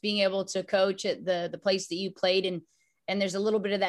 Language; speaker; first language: English; native; English